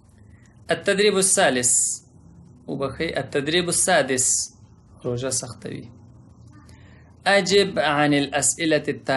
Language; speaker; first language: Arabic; non-native, fluent; Pashto